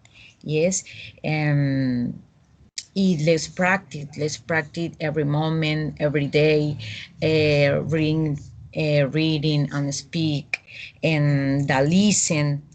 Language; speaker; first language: English; non-native, learner; Spanish